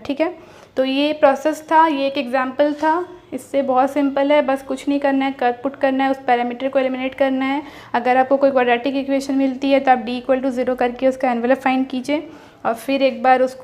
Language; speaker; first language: Hindi; native; Hindi